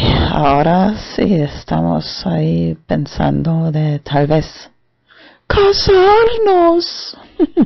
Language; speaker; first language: Spanish; non-native, fluent; German